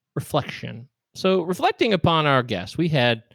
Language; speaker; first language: English; native; English